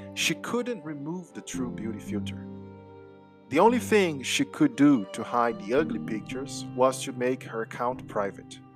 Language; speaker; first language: English; non-native, fluent; Portuguese